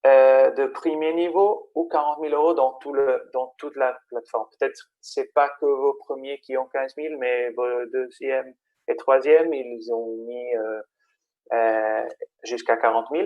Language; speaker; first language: French; non-native, fluent; Spanish